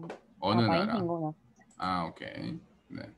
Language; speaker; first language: Korean; early bilingual, heritage; Korean